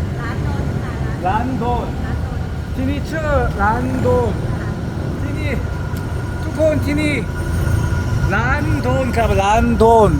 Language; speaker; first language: Thai; non-native, learner; Korean